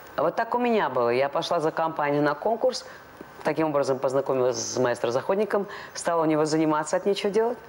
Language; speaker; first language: Russian; non-native, local second language; Latvian